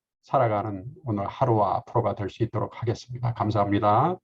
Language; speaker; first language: Korean; native; Korean